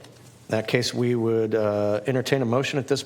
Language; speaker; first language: English; native; English